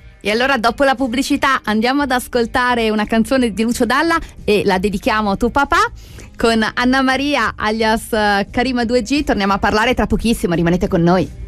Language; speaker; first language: Italian; native; Italian